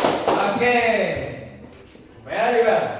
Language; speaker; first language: English; non-native, learner; Indonesian